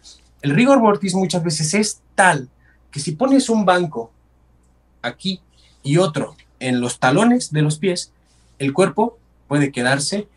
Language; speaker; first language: Spanish; native; Spanish